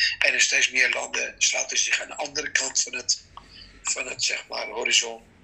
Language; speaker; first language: Dutch; non-native, fluent; Persian